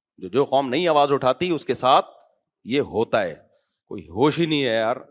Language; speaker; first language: Urdu; native; Urdu